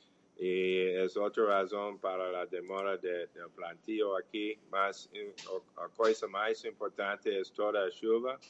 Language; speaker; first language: Portuguese; non-native, fluent; English